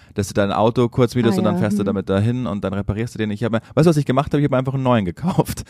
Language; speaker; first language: German; native; German